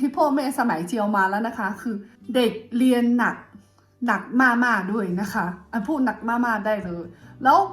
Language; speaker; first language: Thai; non-native, fluent; Chinese